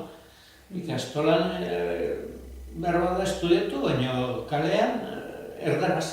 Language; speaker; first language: Basque; native; Basque